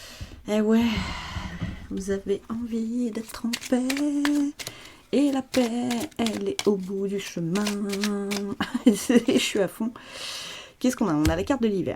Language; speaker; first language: French; native; French